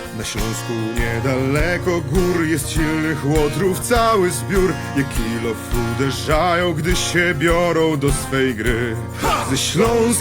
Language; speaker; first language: Polish; native; Polish